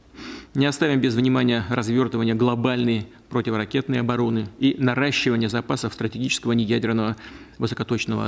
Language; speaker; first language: Russian; native; Russian